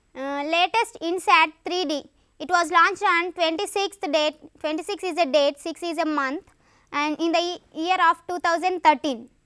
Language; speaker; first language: English; non-native, local second language; Telugu